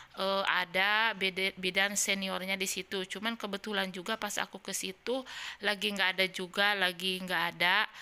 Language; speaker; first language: Indonesian; native; Indonesian